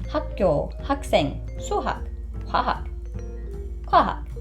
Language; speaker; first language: Korean; non-native, fluent; English